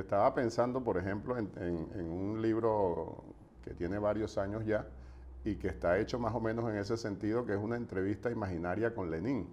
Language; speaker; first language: Spanish; native; Spanish